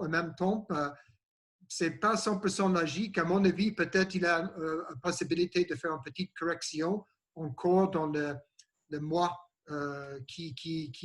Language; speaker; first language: French; non-native, learner; English